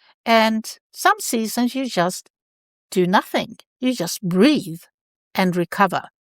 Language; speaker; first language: English; non-native, fluent; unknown